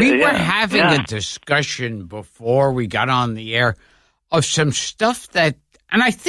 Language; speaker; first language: English; native; English